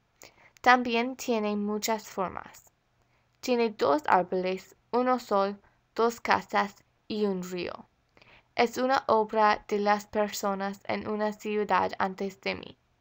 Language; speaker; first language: Spanish; non-native, learner; English